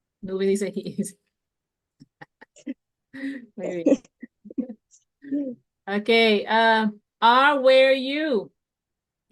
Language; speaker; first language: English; non-native, fluent; Spanish